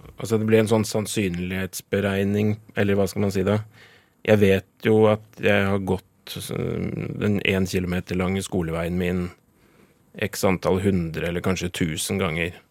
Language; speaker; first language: Norwegian; native; Norwegian